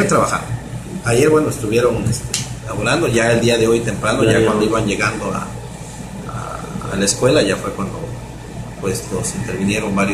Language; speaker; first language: Spanish; native; Spanish